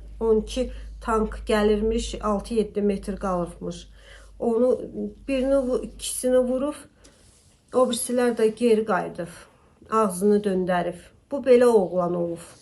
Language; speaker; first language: Azerbaijani; native; Azerbaijani